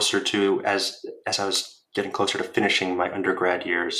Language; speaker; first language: English; native; English